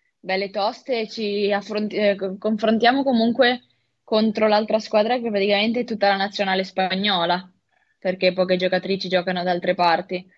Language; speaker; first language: Italian; native; Italian